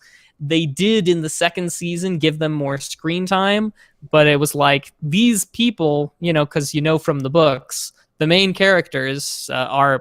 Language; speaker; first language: English; native; English